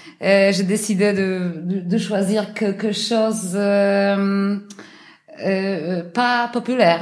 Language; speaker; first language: French; non-native, learner; Polish